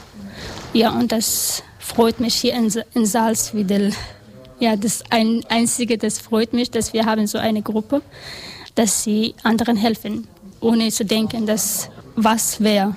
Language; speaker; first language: German; non-native, learner; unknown